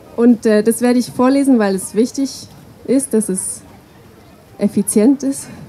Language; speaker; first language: German; non-native, fluent; English